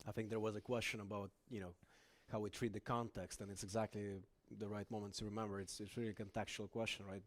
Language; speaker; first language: English; non-native, fluent; Lithuanian